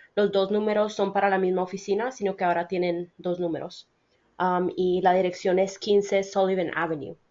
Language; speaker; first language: Spanish; early bilingual, heritage; Spanish